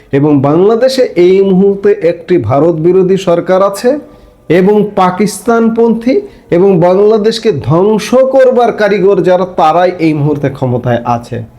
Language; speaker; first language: Bangla; native; Bangla